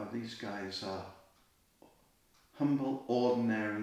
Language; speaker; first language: English; native; English